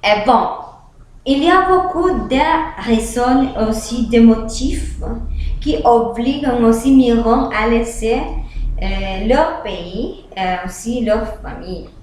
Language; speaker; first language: French; non-native, learner; Spanish